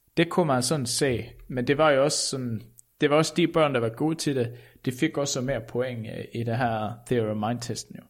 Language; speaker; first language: Danish; native; Danish